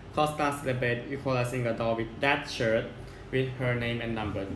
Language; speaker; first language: English; non-native, fluent; Thai